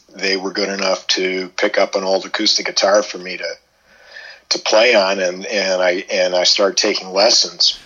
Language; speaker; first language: English; native; English